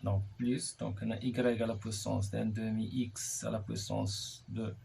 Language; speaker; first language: French; non-native, local second language; Arabic